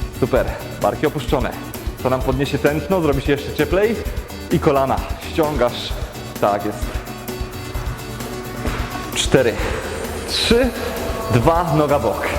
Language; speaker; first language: Polish; native; Polish